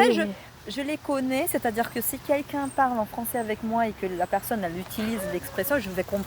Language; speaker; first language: French; non-native, fluent; Portuguese